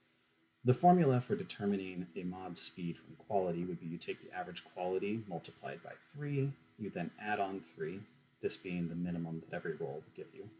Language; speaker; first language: English; native; English